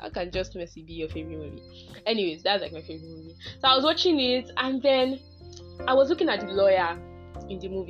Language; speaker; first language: English; non-native, local second language; Yoruba